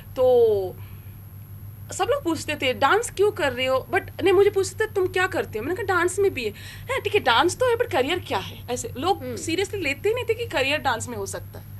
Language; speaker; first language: Hindi; non-native, local second language; Telugu